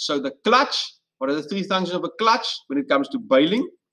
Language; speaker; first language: English; non-native, local second language; Afrikaans